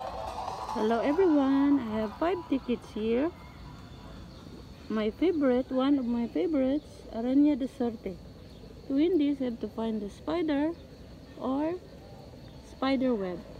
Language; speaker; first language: English; non-native, local second language; Filipino